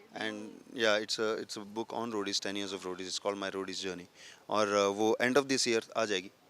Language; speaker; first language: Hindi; non-native, local second language; Telugu